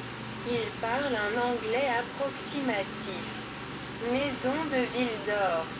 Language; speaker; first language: French; non-native, local second language; Haitian Creole